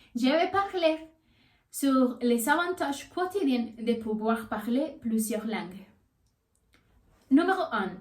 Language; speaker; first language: French; non-native, learner; Spanish